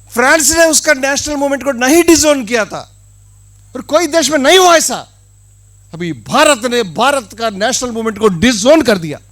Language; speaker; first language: Hindi; non-native, local second language; Telugu